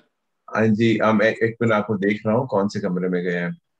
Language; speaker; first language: Hindi; native; Hindi